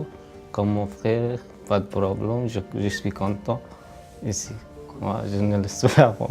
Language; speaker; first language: French; non-native, learner; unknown